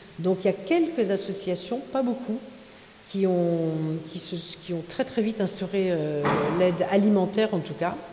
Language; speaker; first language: French; native; French